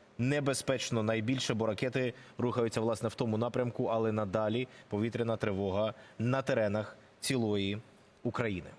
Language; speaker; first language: Ukrainian; native; Ukrainian